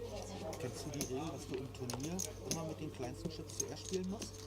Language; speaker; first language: German; native; German